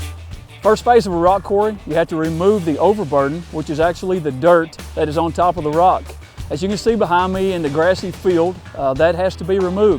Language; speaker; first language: English; native; English